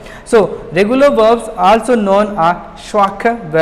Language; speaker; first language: German; non-native, learner; Hindi